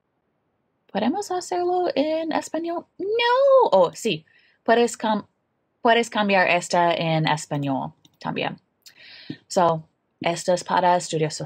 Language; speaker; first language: Spanish; non-native, learner; English